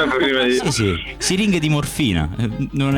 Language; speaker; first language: Italian; native; Italian